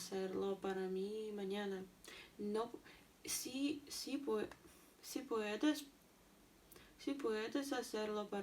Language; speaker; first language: Spanish; non-native, learner; Russian